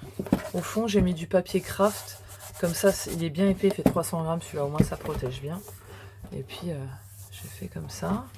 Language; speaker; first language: French; native; French